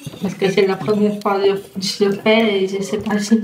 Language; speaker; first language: French; non-native, learner; Vietnamese